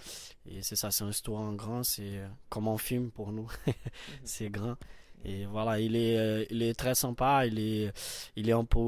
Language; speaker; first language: French; non-native, learner; Portuguese